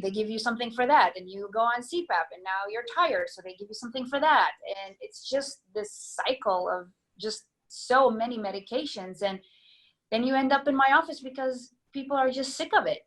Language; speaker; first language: English; non-native, fluent; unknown